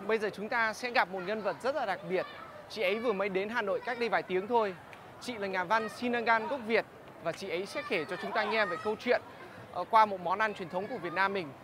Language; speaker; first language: Vietnamese; early bilingual, heritage; Vietnamese